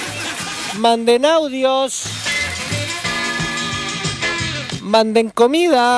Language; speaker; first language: Spanish; native; Spanish